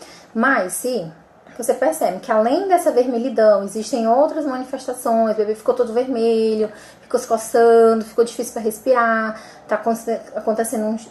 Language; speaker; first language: Portuguese; native; Portuguese